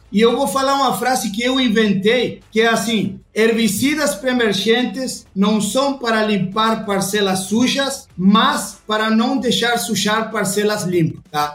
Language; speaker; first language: Portuguese; non-native, fluent; Spanish